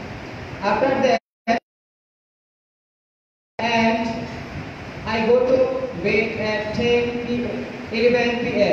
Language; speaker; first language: English; non-native, learner; Bangla